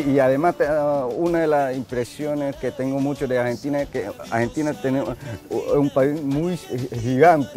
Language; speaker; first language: Spanish; non-native, fluent; Vietnamese